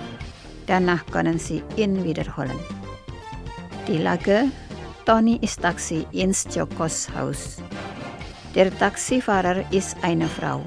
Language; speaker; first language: German; non-native, fluent; Indonesian